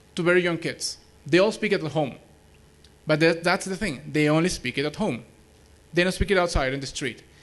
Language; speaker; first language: English; non-native, fluent; Spanish